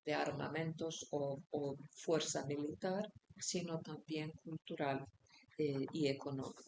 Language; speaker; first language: Spanish; non-native, fluent; Icelandic